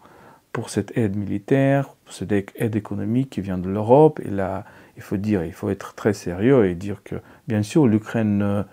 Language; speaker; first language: French; non-native, fluent; Ukrainian